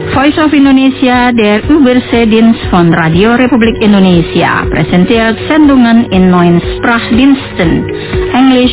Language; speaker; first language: German; non-native, fluent; Indonesian